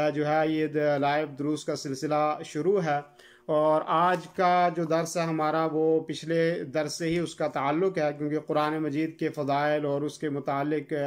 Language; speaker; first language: Urdu; non-native, local second language; Gujari